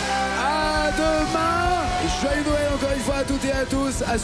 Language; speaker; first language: French; native; French